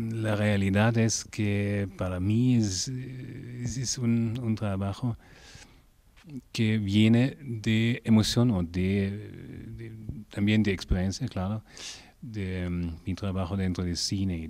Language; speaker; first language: Spanish; non-native, learner; German